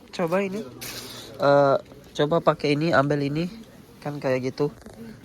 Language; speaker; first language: Indonesian; non-native, learner; Urdu